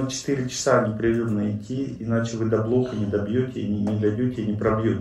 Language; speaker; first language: Russian; native; Russian